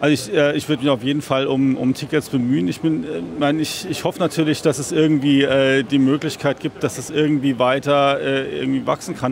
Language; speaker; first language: German; native; German